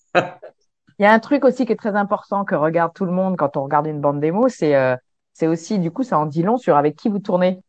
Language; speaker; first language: French; native; French